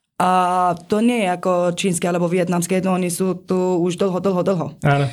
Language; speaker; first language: Slovak; non-native, fluent; Persian